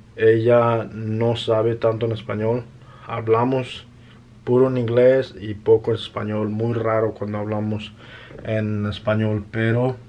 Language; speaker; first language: Spanish; early bilingual, heritage; Spanish